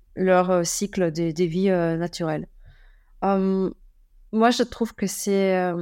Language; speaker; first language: French; early bilingual, other home language; German